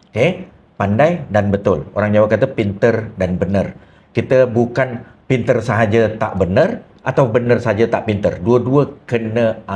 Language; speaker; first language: Malay; native; Malay